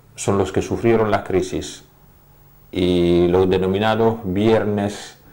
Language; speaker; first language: Spanish; non-native, fluent; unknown